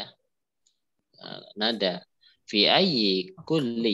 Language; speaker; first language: Arabic; non-native, fluent; Indonesian